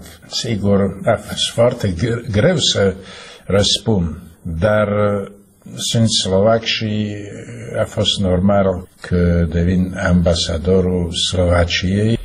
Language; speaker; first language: Romanian; non-native, fluent; Czech